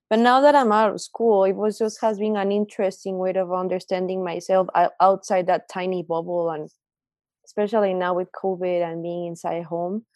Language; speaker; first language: English; non-native, fluent; Spanish